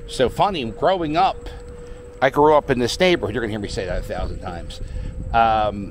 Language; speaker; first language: English; native; English